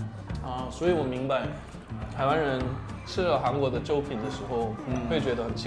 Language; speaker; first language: Chinese; non-native, fluent; Korean